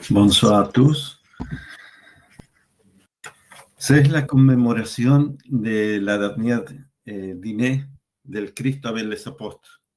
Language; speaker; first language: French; non-native, learner; Spanish